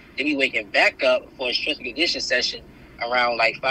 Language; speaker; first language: English; native; English